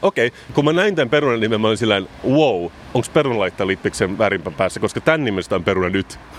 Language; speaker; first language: Finnish; native; Finnish